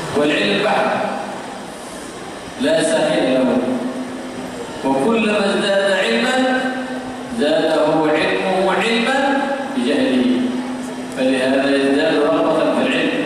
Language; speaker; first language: Arabic; native; Arabic